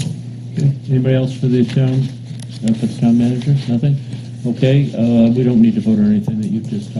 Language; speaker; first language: English; native; English